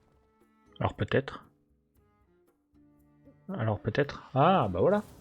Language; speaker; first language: French; native; French